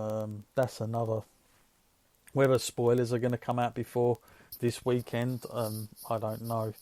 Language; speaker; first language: English; native; English